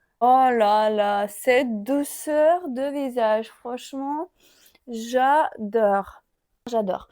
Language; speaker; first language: French; non-native, fluent; Ukrainian